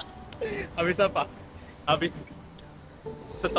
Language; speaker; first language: Indonesian; non-native, fluent; Turkish